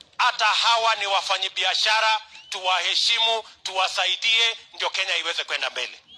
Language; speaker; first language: Swahili; non-native, local second language; Kalenjin